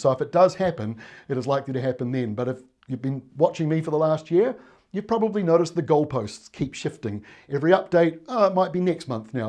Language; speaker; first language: English; native; English